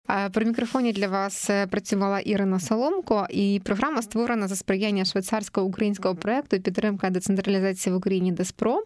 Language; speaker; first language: Ukrainian; native; Ukrainian